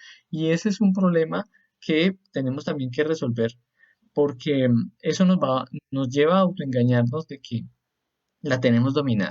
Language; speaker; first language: Spanish; native; Spanish